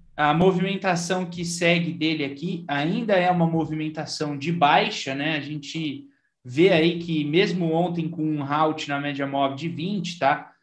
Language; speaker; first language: Portuguese; native; Portuguese